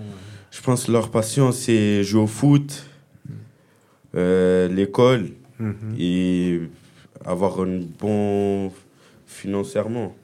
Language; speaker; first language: French; early bilingual, other home language; Kabuverdianu